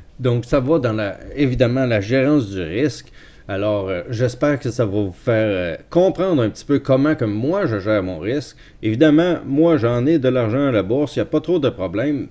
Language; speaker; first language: French; native; French